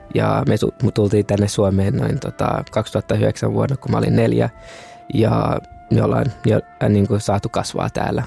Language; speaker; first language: Finnish; early bilingual, other home language; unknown